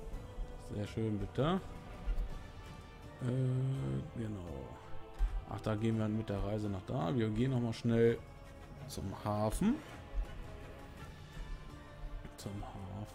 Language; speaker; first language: German; native; German